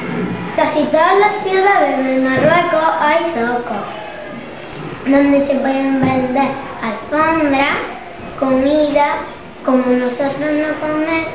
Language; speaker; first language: Spanish; early bilingual, other home language; Arabic